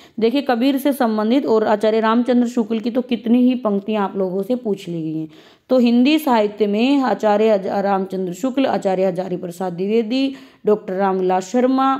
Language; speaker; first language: Hindi; native; Hindi